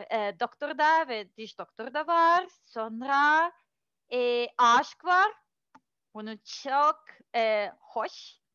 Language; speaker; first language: Turkish; non-native, learner; Russian